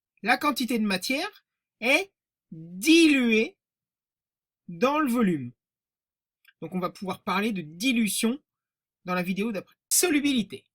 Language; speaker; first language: French; native; French